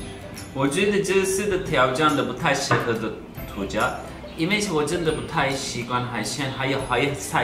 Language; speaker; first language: Chinese; non-native, fluent; Turkish